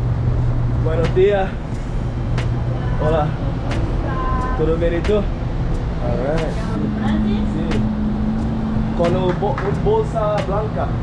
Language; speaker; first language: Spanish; non-native, learner; English